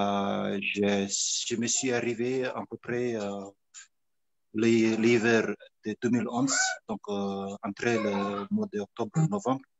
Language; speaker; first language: French; non-native, fluent; Fijian